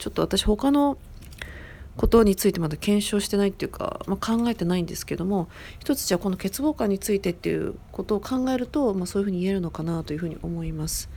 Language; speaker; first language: Japanese; native; Japanese